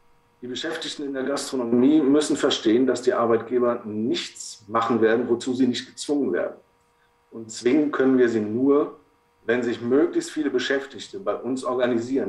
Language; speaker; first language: German; native; German